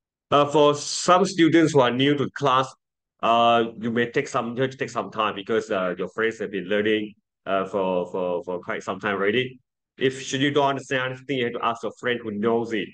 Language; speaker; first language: English; non-native, local second language; Chinese